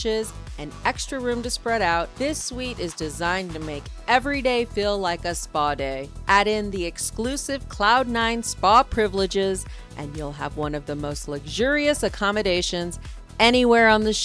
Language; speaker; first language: English; native; English